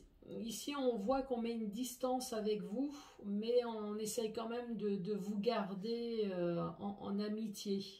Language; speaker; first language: French; native; French